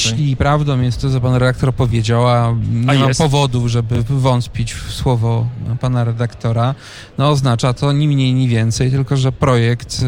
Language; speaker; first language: Polish; native; Polish